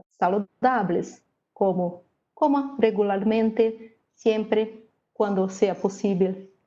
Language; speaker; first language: Spanish; non-native, learner; Portuguese